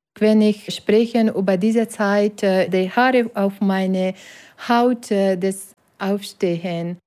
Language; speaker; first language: German; non-native, learner; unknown